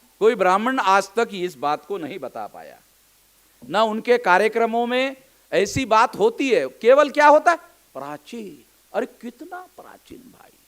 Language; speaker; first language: Hindi; non-native, local second language; Marathi